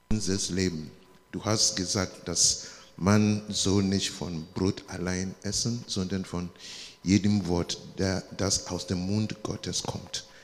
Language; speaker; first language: German; non-native, learner; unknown